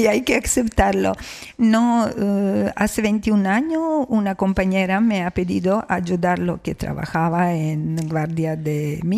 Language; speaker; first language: Spanish; non-native, fluent; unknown